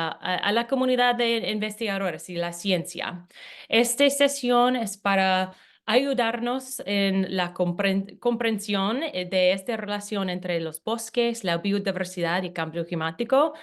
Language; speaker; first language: Spanish; non-native, fluent; English